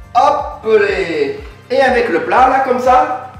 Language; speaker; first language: French; native; French